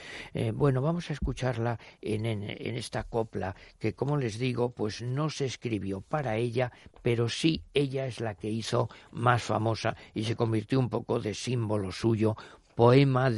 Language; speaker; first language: Spanish; native; Spanish